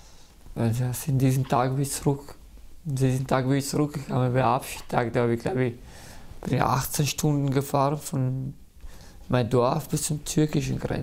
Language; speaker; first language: German; early bilingual, other home language; Kurdish